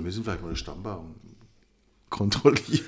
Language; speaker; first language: German; native; German